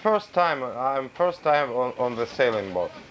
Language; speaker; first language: English; non-native, learner; Russian